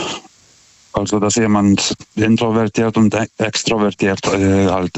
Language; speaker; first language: German; non-native, fluent; Lithuanian